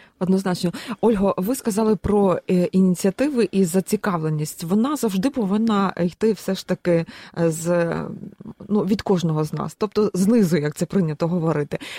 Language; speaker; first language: Ukrainian; native; Ukrainian